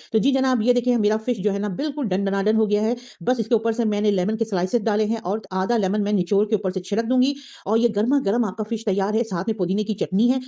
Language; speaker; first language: Urdu; native; Urdu